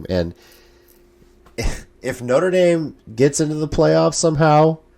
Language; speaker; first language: English; native; English